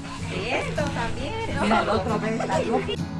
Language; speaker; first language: Spanish; non-native, learner; English